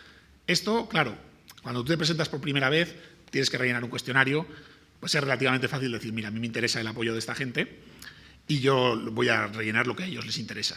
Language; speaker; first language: Spanish; native; Spanish